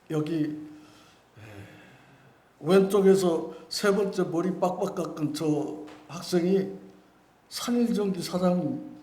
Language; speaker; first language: Korean; native; Korean